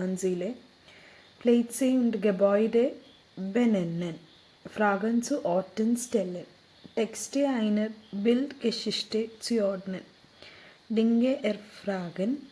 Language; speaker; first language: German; non-native, fluent; Malayalam